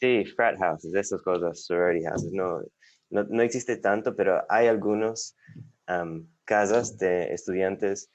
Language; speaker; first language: Spanish; non-native, fluent; English